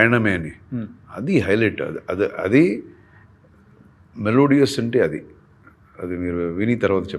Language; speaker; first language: Telugu; native; Telugu